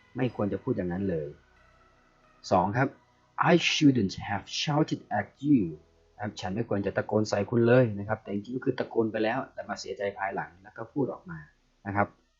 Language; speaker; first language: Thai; native; Thai